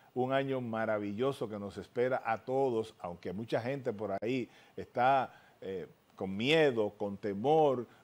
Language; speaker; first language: Spanish; native; Spanish